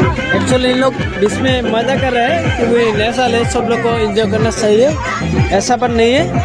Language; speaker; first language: Hindi; non-native, local second language; Assamese